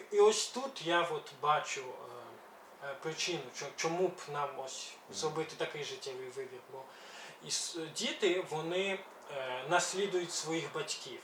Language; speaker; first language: Ukrainian; early bilingual, other home language; Belarusian